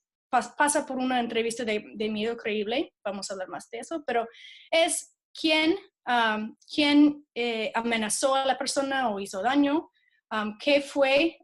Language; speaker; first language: Spanish; non-native, fluent; English